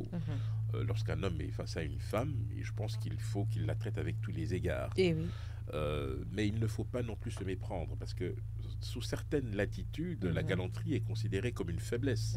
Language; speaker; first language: French; native; French